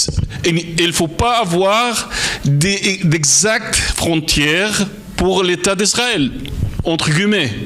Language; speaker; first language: French; non-native, fluent; Arabic